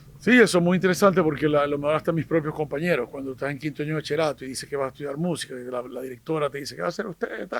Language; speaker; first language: Spanish; native; Spanish